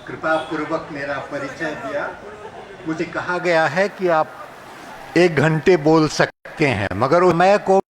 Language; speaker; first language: Hindi; non-native, local second language; Maithili